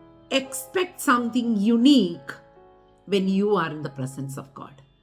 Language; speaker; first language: English; non-native, local second language; Malayalam